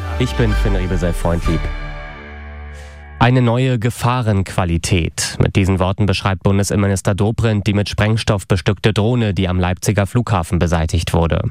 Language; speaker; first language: German; native; German